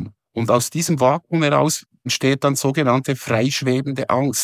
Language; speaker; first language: German; native; German